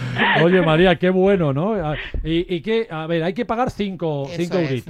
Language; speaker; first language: Spanish; native; Spanish